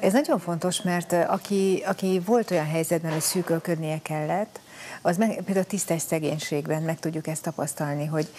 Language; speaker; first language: Hungarian; native; Hungarian